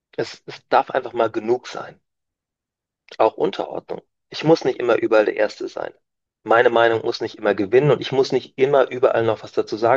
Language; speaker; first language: German; native; German